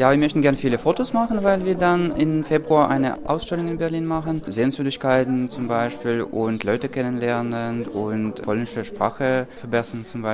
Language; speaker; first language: German; non-native, fluent; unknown